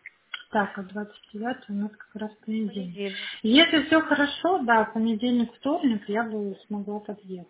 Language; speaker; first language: Russian; native; Russian